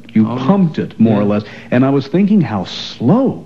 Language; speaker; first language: English; native; English